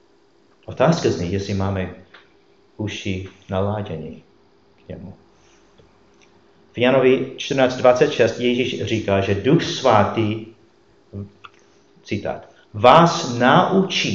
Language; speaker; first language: Czech; non-native, fluent; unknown